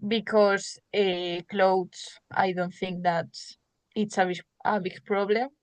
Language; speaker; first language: English; non-native, learner; Spanish